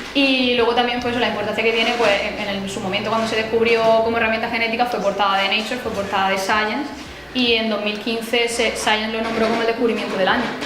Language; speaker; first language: Spanish; native; Spanish